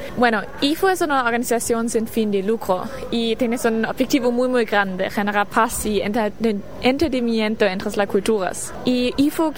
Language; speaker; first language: Spanish; non-native, learner; German